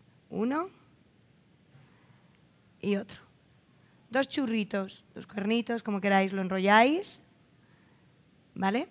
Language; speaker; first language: Spanish; native; Spanish